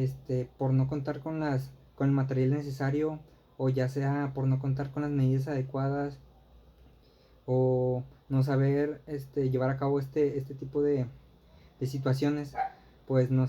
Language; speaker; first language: Spanish; native; Spanish